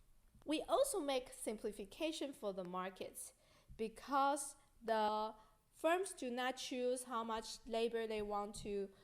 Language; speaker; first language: English; non-native, fluent; Chinese